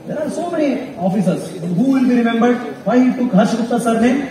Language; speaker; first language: English; non-native, local second language; Kannada